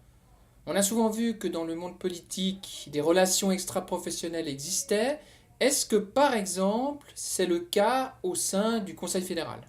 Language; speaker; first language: French; native; French